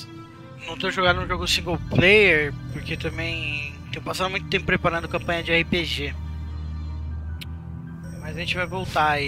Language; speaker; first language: Portuguese; native; Portuguese